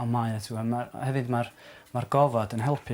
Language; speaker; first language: Welsh; native; Welsh